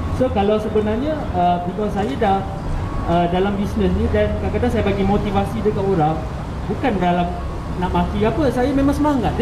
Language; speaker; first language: Malay; native; Malay